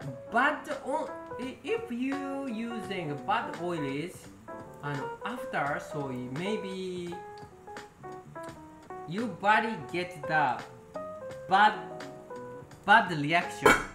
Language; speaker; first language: English; non-native, learner; Japanese